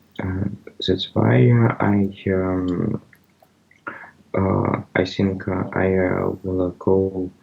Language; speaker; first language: English; non-native, learner; Russian